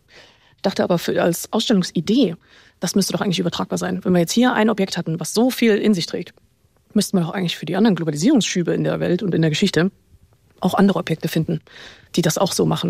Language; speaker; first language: German; native; German